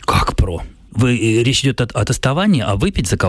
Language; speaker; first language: Russian; native; Russian